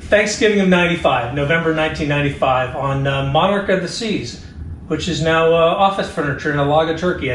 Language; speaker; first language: English; native; English